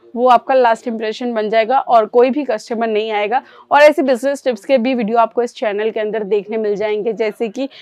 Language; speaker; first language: Hindi; native; Hindi